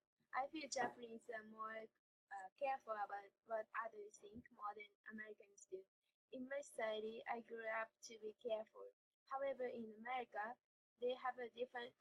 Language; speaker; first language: English; non-native, learner; Japanese